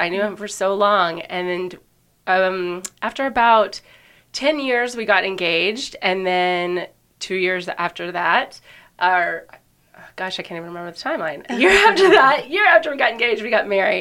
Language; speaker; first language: English; native; English